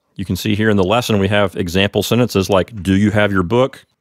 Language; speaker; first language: English; native; English